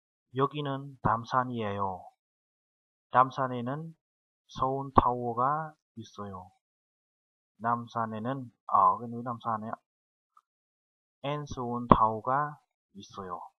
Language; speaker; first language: Korean; non-native, fluent; Vietnamese